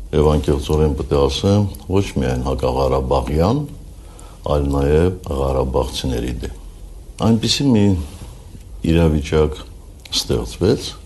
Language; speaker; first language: Armenian; native; Armenian